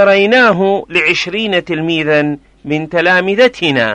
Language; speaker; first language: Arabic; non-native, fluent; Persian